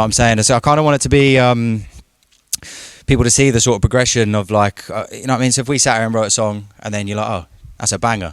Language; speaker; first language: English; native; English